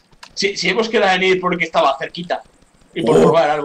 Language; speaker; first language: Spanish; native; Spanish